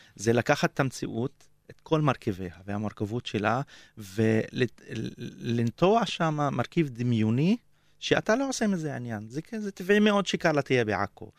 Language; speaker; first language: Hebrew; non-native, local second language; Arabic